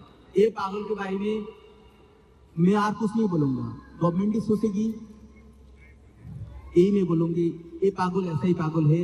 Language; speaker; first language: Hindi; non-native, learner; Bangla